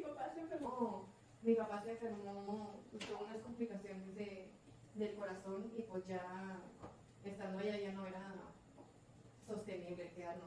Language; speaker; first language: Spanish; early bilingual, heritage; Spanish